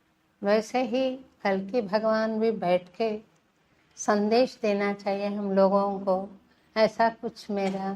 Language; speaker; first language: Hindi; non-native, local second language; Telugu